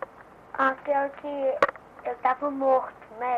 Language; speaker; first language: Portuguese; early bilingual, heritage; Portuguese